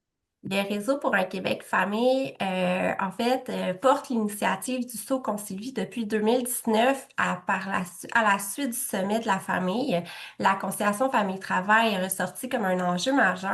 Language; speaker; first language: French; native; French